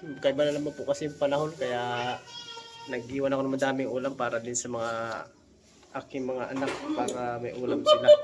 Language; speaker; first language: Filipino; non-native, local second language; Hiligaynon